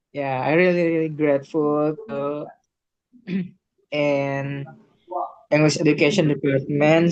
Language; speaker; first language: English; non-native, learner; Indonesian